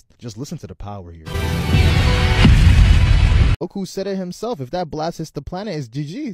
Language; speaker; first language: English; native; English